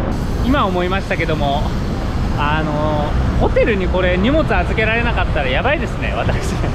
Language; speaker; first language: Japanese; native; Japanese